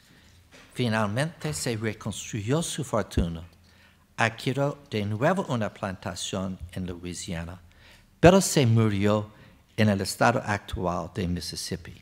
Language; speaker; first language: Spanish; non-native, fluent; English